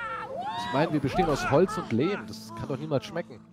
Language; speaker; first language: German; native; German